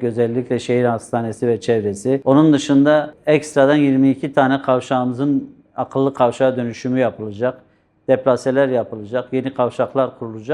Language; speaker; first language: Turkish; native; Turkish